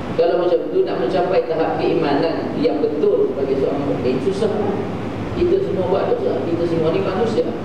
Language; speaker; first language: Malay; native; Malay